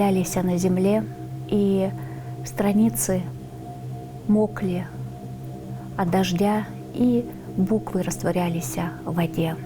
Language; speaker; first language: Russian; non-native, local second language; Tuvinian